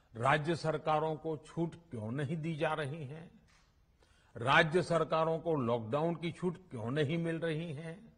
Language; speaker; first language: Hindi; non-native, local second language; Gujarati